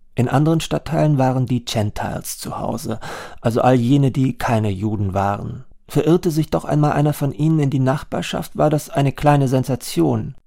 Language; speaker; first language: German; native; German